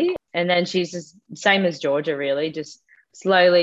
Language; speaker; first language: English; native; English